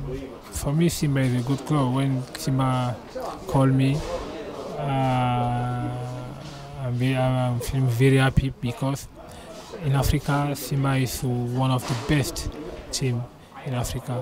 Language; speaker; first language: English; non-native, learner; French